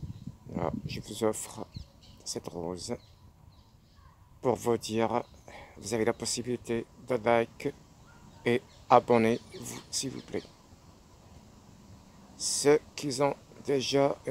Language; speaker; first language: French; non-native, fluent; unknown